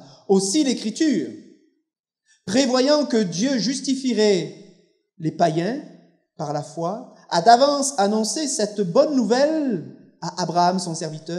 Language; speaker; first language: French; native; French